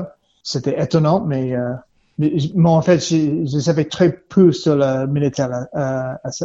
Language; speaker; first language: French; non-native, learner; English